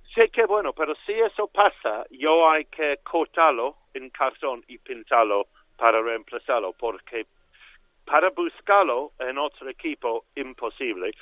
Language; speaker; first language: Spanish; non-native, fluent; English